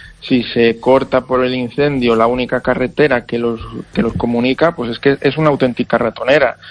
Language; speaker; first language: Spanish; native; Spanish